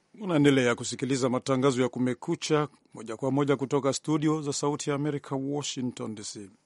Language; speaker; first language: Swahili; non-native, local second language; Rundi